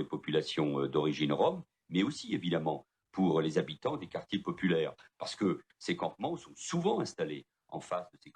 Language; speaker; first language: French; native; French